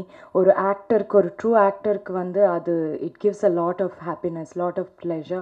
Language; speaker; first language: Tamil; non-native, fluent; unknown